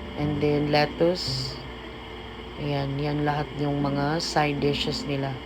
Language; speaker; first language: Filipino; native; Filipino